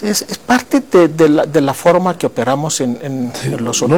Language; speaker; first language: Spanish; non-native, fluent; Greek